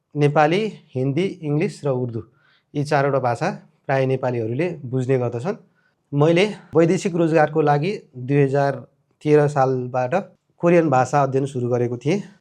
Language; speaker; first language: Nepali; native; Nepali